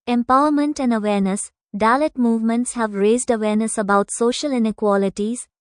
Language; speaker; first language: English; non-native, local second language; Tamil